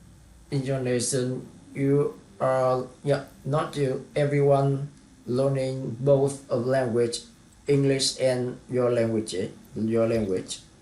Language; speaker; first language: English; non-native, learner; Vietnamese